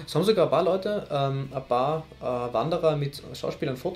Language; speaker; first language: German; native; German